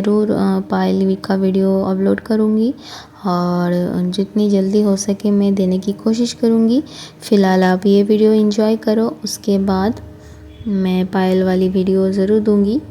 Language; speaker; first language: Hindi; non-native, local second language; Bangla